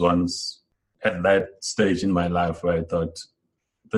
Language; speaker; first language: English; non-native, local second language; Zulu